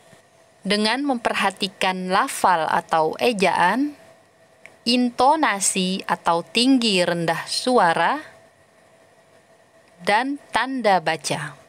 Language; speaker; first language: Indonesian; native; Indonesian